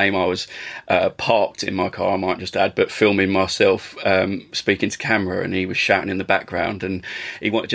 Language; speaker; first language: English; native; English